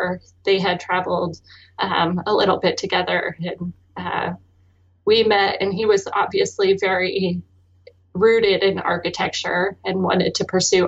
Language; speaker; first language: English; native; English